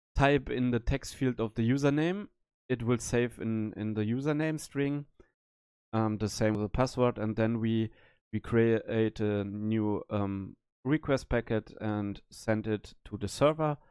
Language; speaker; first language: English; non-native, learner; German